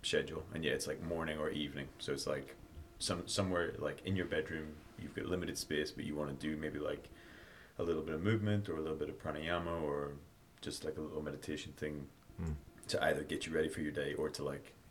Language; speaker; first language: English; native; English